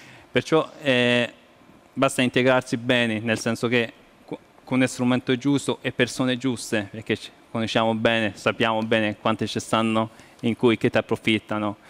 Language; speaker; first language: Italian; non-native, fluent; Persian